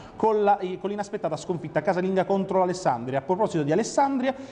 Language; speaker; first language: Italian; native; Italian